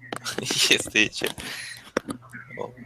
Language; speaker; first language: English; non-native, learner; Spanish